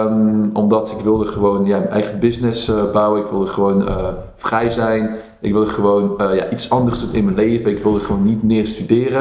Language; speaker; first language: Dutch; early bilingual, heritage; Dutch